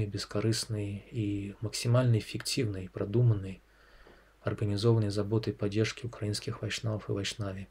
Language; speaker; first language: Russian; native; Russian